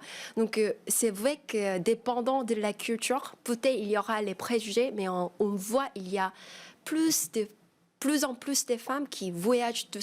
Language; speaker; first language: French; non-native, fluent; Korean